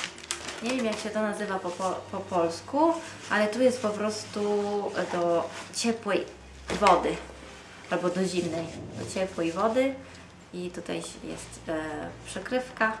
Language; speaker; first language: Polish; non-native, fluent; Italian